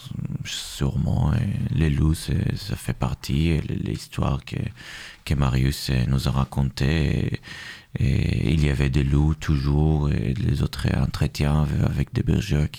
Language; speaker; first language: French; non-native, fluent; Hebrew